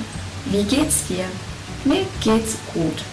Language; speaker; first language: German; non-native, fluent; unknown